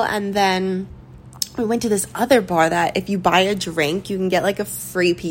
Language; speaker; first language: English; native; English